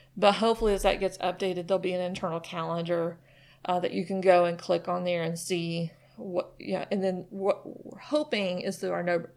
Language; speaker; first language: English; native; English